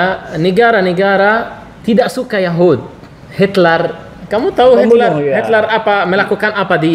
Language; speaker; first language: Indonesian; non-native, learner; Arabic